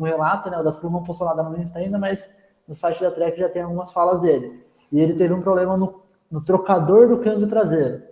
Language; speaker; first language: Portuguese; native; Portuguese